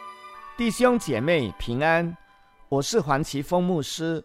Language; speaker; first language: Chinese; native; Chinese